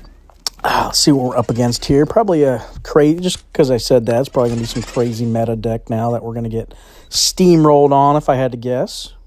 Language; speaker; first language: English; native; English